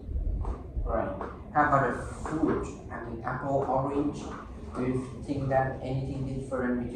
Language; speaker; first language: English; non-native, learner; Vietnamese